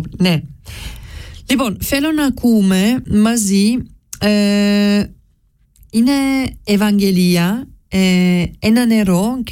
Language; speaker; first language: Greek; early bilingual, heritage; Greek